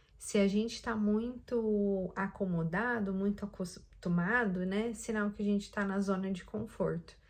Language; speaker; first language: Portuguese; native; Portuguese